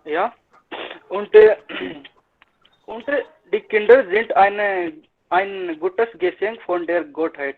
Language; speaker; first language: German; non-native, learner; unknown